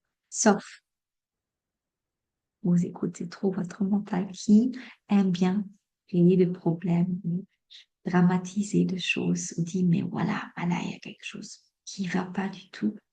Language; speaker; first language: French; non-native, fluent; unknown